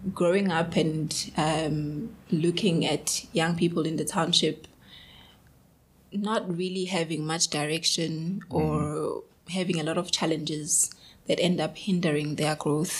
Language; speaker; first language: English; non-native, local second language; Zulu